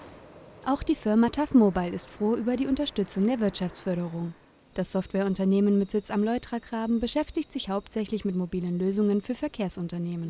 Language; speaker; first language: German; native; German